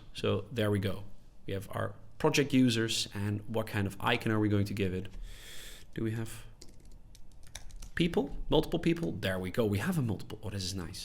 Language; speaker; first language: English; non-native, fluent; Dutch